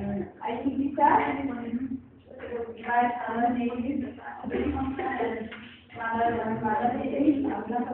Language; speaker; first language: English; non-native, learner; Bangla